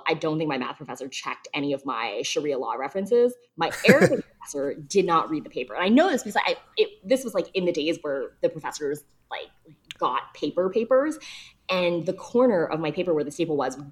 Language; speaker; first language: English; early bilingual, other home language; Chinese